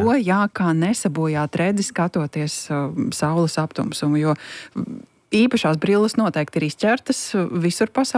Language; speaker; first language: Latvian; native; Latvian